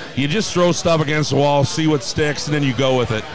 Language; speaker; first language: English; native; English